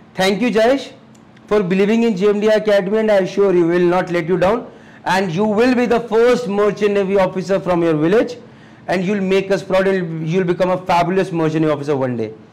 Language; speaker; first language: Hindi; native; Hindi